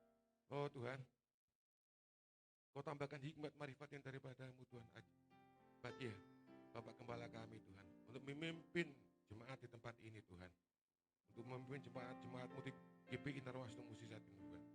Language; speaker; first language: Indonesian; native; Indonesian